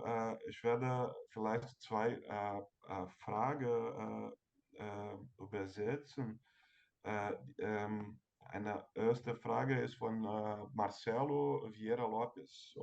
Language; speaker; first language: German; non-native, fluent; Portuguese